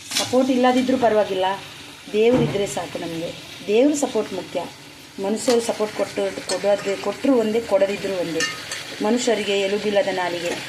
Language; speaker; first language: Kannada; non-native, local second language; Tulu